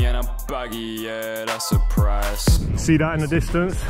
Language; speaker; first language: English; native; English